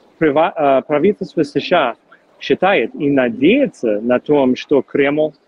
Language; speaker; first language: Russian; non-native, fluent; English